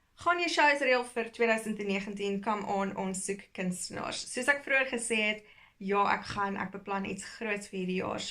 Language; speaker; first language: Afrikaans; early bilingual, heritage; Afrikaans